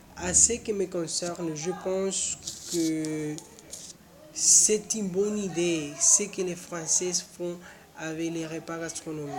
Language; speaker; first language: French; non-native, learner; Spanish